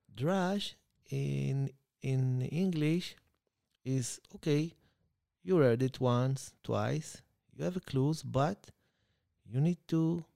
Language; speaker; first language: English; non-native, fluent; Hebrew